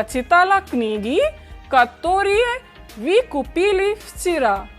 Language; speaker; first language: Russian; non-native, fluent; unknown